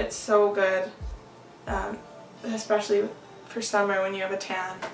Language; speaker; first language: English; native; English